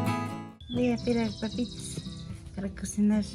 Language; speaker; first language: Spanish; non-native, local second language; Quechua